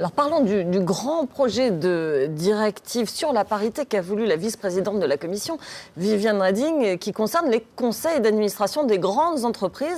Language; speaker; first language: French; native; French